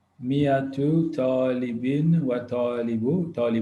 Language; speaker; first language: Arabic; non-native, learner; English